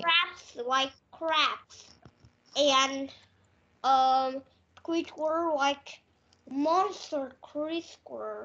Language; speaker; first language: English; non-native, learner; Vietnamese